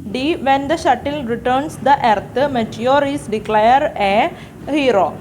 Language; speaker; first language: English; non-native, local second language; Malayalam